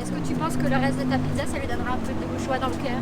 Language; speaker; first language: French; native; French